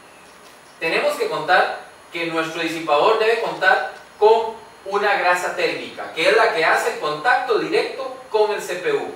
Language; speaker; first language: Spanish; native; Spanish